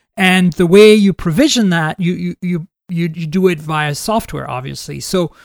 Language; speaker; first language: English; non-native, fluent; French